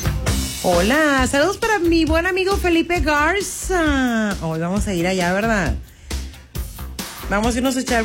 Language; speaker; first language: Spanish; native; Spanish